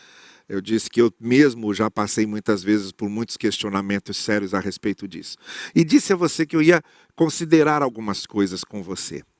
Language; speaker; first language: Portuguese; native; Portuguese